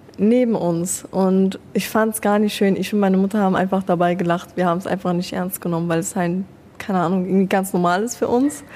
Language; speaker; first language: German; early bilingual, other home language; Persian